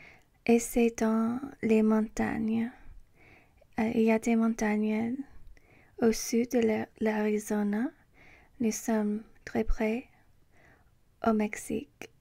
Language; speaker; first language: French; non-native, learner; English